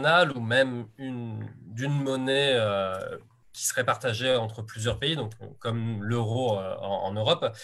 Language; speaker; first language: French; native; French